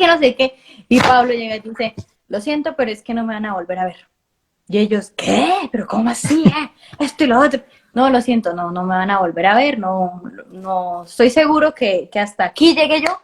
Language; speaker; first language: Spanish; native; Spanish